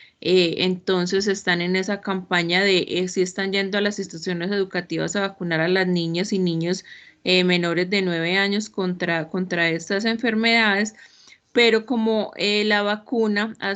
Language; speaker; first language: Spanish; native; Spanish